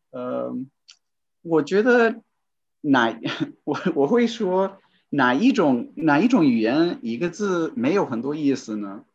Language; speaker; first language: Chinese; non-native, fluent; English